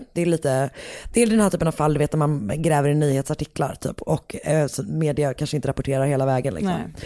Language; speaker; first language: Swedish; native; Swedish